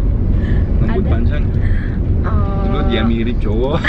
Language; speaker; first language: Indonesian; non-native, learner; French